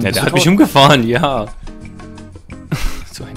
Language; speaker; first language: German; native; German